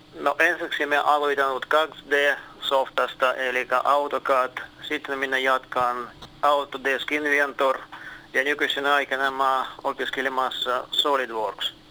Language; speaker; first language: Finnish; non-native, learner; Russian